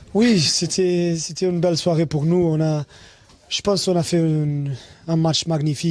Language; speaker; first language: French; non-native, fluent; Portuguese